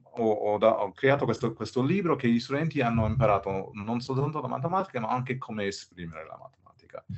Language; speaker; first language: Italian; non-native, learner; English